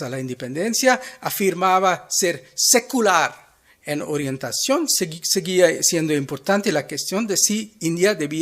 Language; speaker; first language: Spanish; non-native, fluent; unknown